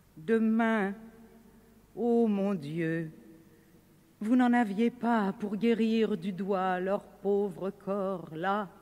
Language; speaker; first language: French; native; French